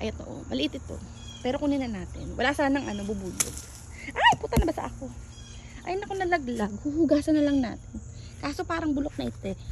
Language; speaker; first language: Filipino; native; Filipino